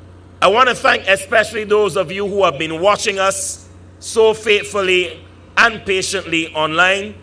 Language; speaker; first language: English; native; English